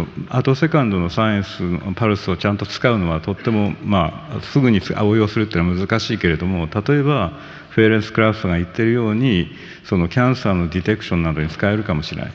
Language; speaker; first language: Japanese; native; Japanese